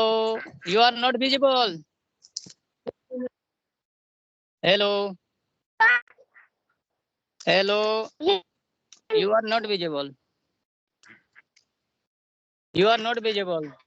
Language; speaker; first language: English; non-native, learner; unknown